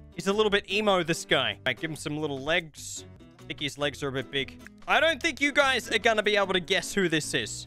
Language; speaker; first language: English; native; English